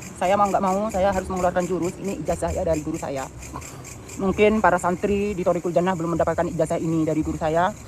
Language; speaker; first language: Indonesian; non-native, local second language; Madurese